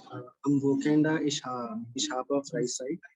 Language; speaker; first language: German; non-native, learner; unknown